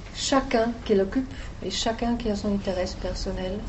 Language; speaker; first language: French; non-native, fluent; German